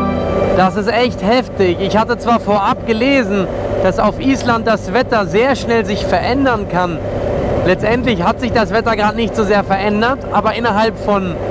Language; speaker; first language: German; native; German